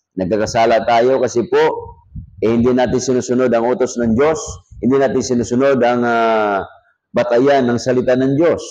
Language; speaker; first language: Filipino; native; Filipino